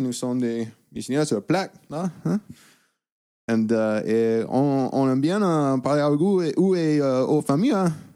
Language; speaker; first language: French; non-native, fluent; English